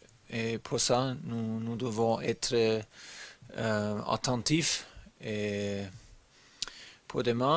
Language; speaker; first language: French; non-native, learner; German